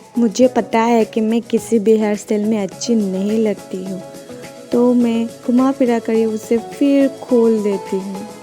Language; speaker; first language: Hindi; non-native, local second language; Assamese